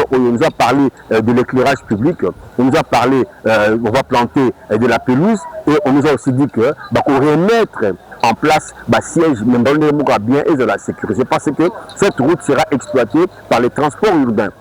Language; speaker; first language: French; non-native, local second language; Lingala